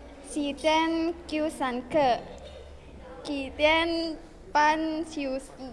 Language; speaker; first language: Chinese; non-native, learner; Indonesian